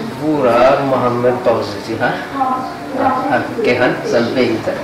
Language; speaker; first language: Norwegian; non-native, learner; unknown